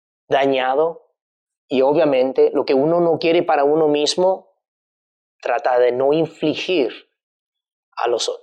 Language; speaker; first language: Spanish; non-native, fluent; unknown